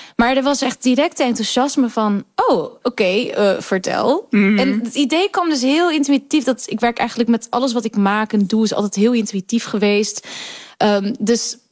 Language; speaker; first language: Dutch; early bilingual, other home language; Kurdish